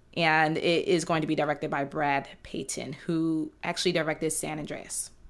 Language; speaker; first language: English; native; English